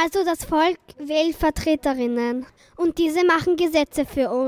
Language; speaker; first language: German; native; German